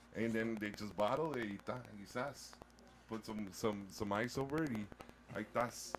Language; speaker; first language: English; early bilingual, other home language; Spanish